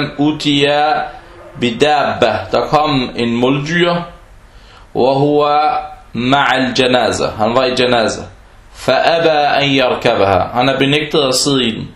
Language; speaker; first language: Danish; non-native, fluent; Arabic